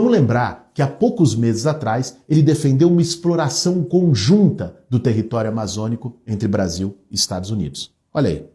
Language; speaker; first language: Portuguese; native; Portuguese